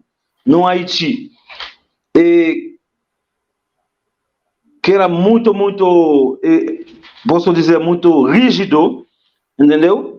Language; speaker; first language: Portuguese; non-native, fluent; Haitian Creole